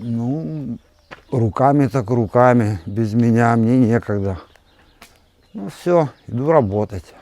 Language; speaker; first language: Russian; native; Russian